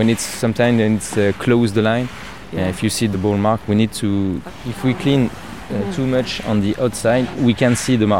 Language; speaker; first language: English; non-native, learner; French